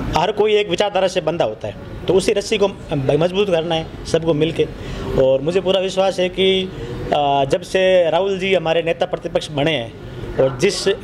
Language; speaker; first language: Hindi; native; Hindi